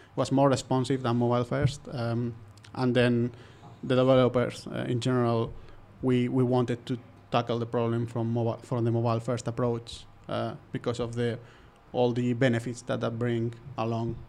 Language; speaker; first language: English; non-native, fluent; Spanish